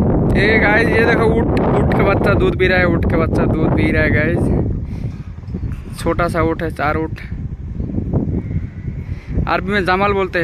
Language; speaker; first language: Hindi; non-native, local second language; Bangla